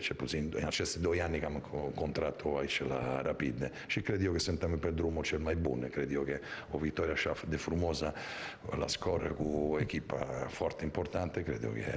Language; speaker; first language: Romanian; non-native, fluent; Italian